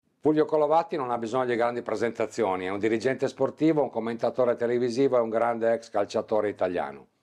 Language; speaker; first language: Italian; native; Italian